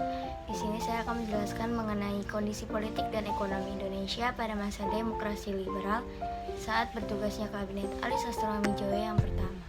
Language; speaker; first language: Indonesian; native; Indonesian